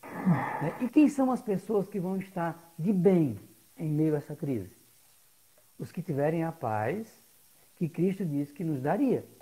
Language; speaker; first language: Portuguese; native; Portuguese